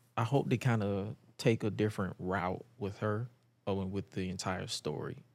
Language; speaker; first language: English; native; English